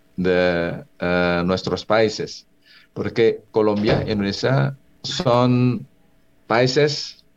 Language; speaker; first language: Spanish; non-native, fluent; Indonesian